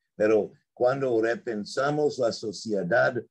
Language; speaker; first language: Spanish; non-native, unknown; English